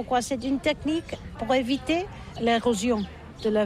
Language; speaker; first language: French; non-native, learner; Catalan